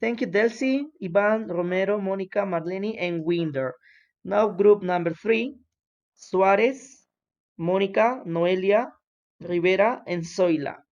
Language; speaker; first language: English; non-native, fluent; Spanish